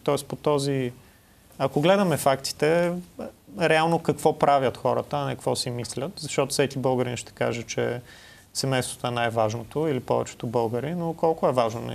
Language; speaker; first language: Bulgarian; native; Bulgarian